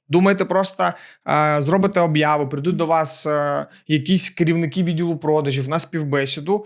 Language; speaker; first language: Ukrainian; non-native, local second language; Russian